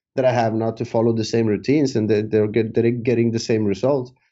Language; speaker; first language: English; early bilingual, other home language; Spanish